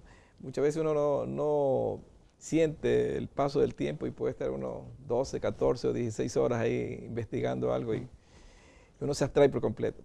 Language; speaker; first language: Spanish; native; Spanish